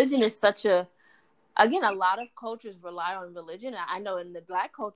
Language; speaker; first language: English; native; English